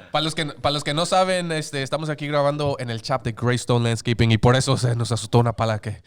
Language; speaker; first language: Spanish; early bilingual, heritage; Spanish